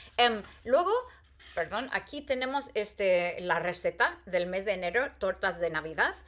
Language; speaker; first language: Spanish; non-native, fluent; English